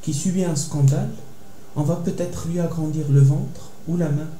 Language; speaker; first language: French; non-native, local second language; Arabic